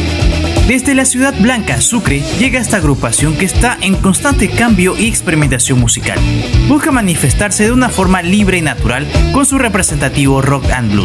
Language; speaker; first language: Spanish; native; Spanish